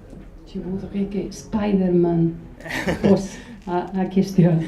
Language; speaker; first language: French; non-native, fluent; Spanish